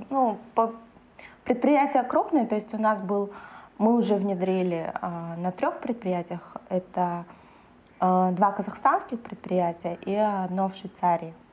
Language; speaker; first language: Russian; native; Russian